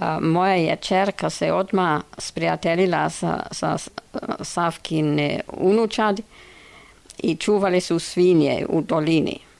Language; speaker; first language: Serbian; non-native, fluent; English